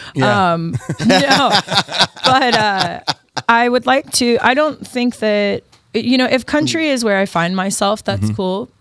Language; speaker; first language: English; native; English